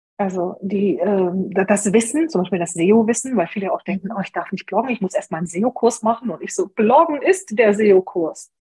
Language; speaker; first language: German; early bilingual, other home language; Hungarian